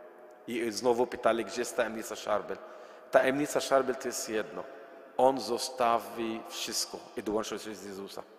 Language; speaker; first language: Polish; non-native, learner; Arabic